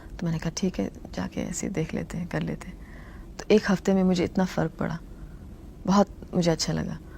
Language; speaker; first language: Hindi; non-native, local second language; Tamil